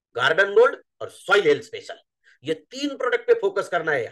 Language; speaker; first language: Hindi; non-native, local second language; Marathi